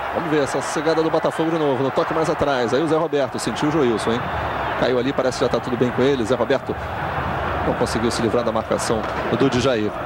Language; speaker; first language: Portuguese; native; Portuguese